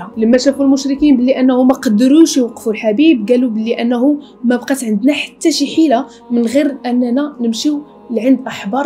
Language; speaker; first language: Arabic; native; Arabic